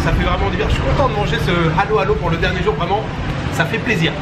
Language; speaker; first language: French; native; French